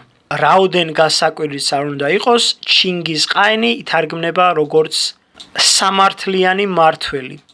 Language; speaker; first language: Georgian; native; Georgian